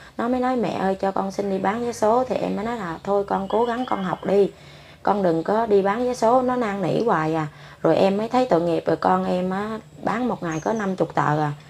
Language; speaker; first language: Vietnamese; non-native, local second language; Khmer